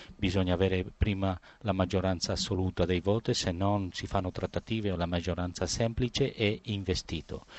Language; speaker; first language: Italian; non-native, fluent; Catalan